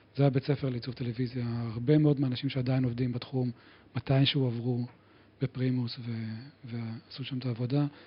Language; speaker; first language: Hebrew; native; Hebrew